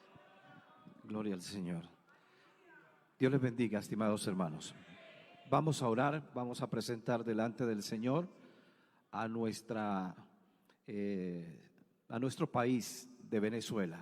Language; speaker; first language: Spanish; native; Spanish